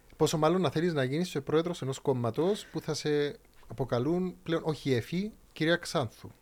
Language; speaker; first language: Greek; native; Greek